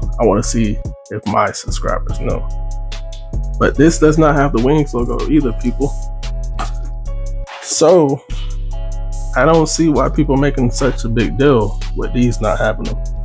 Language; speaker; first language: English; native; English